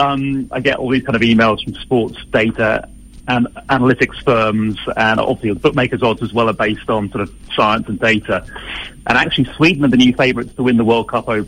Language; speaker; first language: English; native; English